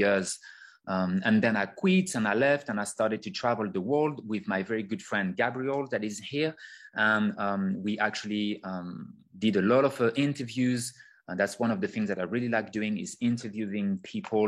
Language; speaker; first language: English; non-native, fluent; French